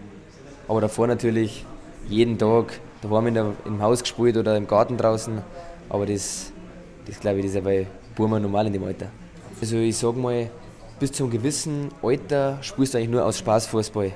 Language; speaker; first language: German; native; German